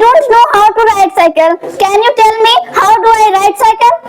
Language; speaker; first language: English; non-native, learner; Hindi